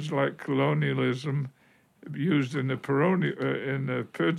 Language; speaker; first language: English; native; English